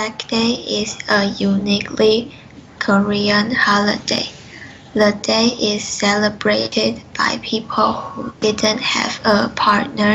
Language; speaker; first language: English; non-native, learner; Chinese